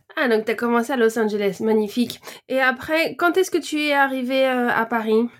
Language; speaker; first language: French; native; French